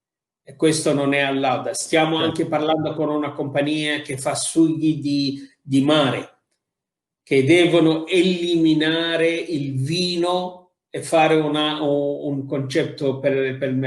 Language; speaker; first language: Italian; non-native, fluent; Arabic